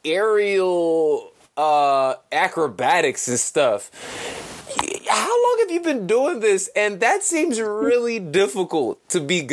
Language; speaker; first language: English; early bilingual, other home language; Spanish